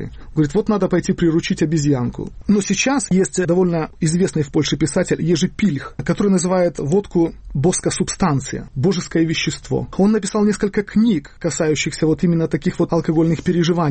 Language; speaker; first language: Russian; native; Russian